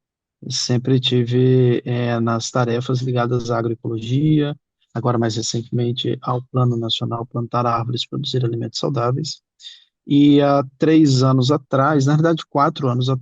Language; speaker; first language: Portuguese; native; Portuguese